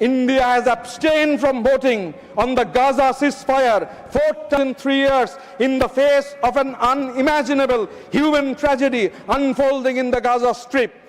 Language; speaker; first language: English; non-native, local second language; Bangla